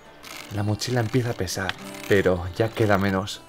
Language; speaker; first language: Spanish; native; Spanish